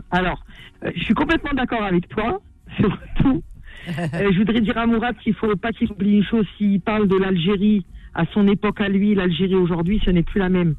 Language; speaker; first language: French; non-native, local second language; Arabic